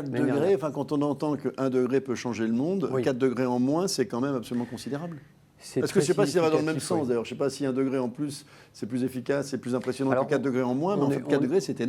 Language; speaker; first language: French; native; French